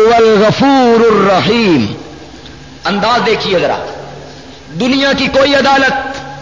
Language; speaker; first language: Urdu; non-native, local second language; Punjabi